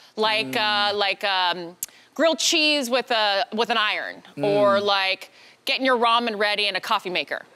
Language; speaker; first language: English; native; English